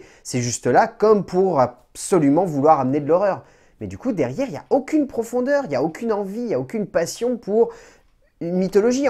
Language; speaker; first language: French; native; French